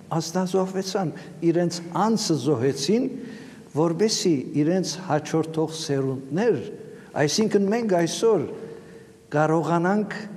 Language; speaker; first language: Armenian; early bilingual, heritage; Armenian